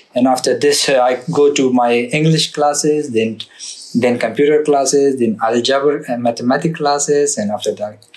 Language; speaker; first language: English; non-native, learner; Persian